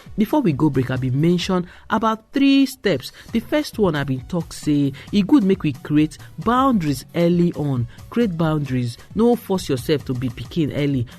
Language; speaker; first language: Nigerian Pidgin; non-native, local second language; Igbo